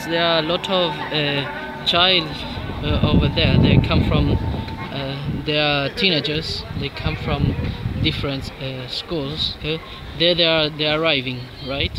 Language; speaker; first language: English; non-native, learner; Spanish